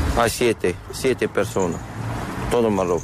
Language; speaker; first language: Spanish; non-native, learner; Arabic